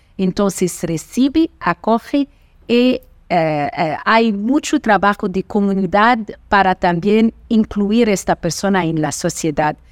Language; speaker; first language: Spanish; non-native, fluent; Portuguese